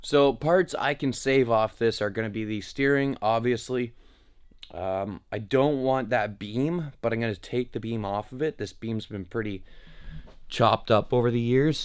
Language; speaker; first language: English; native; English